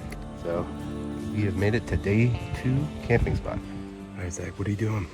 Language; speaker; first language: English; native; English